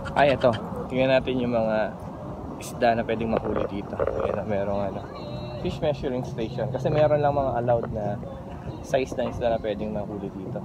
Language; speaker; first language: Filipino; native; Filipino